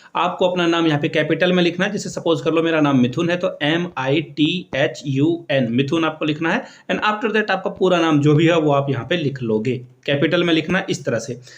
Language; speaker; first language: Hindi; native; Hindi